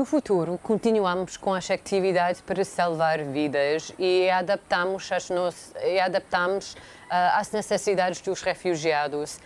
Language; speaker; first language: Portuguese; non-native, fluent; English